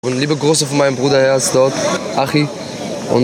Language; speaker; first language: German; non-native, learner; Arabic